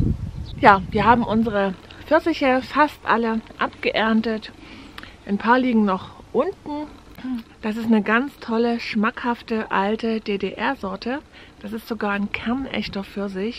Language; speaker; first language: German; native; German